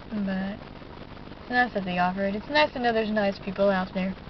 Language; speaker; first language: English; native; English